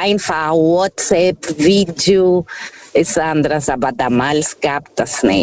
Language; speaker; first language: German; non-native, fluent; Portuguese